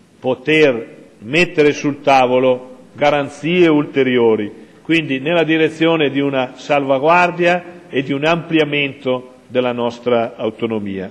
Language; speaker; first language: Italian; native; Italian